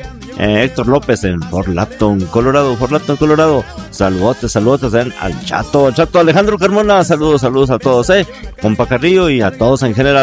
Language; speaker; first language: Spanish; native; Spanish